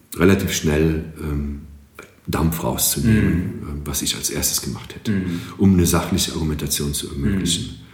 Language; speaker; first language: German; non-native, fluent; Greek